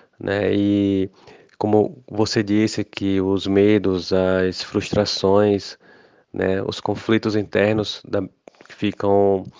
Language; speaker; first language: Portuguese; native; Portuguese